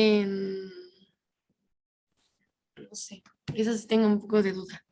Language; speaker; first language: Spanish; native; Spanish